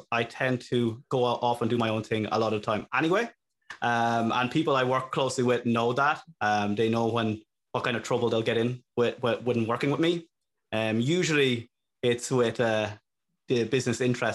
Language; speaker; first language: English; native; English